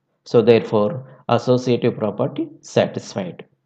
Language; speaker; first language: English; non-native, local second language; Telugu